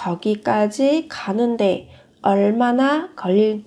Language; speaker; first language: Korean; non-native, fluent; Vietnamese